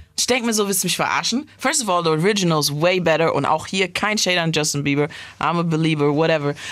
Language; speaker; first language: German; native; German